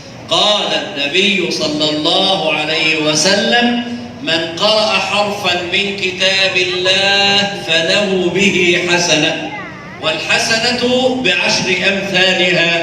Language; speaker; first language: Arabic; native; Arabic